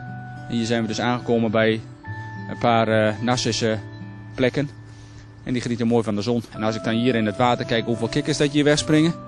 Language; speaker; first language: Dutch; native; Dutch